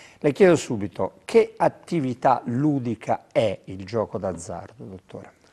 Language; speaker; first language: Italian; native; Italian